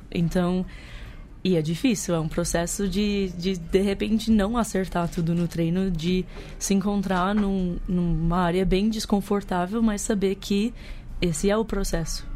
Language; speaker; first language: Portuguese; non-native, fluent; English